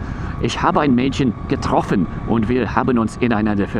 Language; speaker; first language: German; non-native, fluent; English